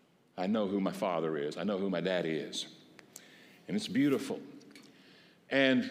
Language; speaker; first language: English; native; English